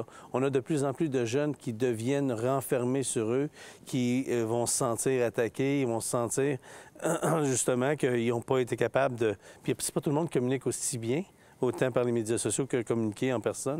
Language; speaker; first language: French; native; French